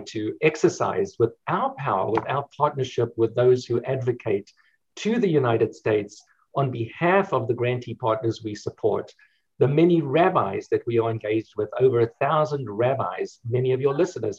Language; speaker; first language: English; native; English